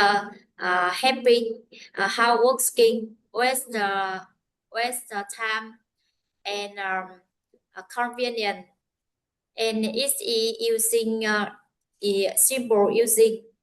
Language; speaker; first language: English; non-native, learner; Vietnamese